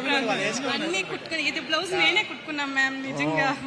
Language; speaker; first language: Telugu; native; Telugu